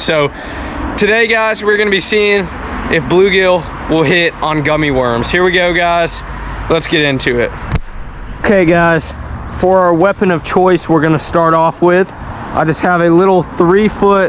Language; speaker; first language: English; native; English